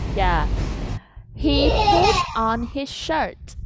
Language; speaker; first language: English; non-native, fluent; Vietnamese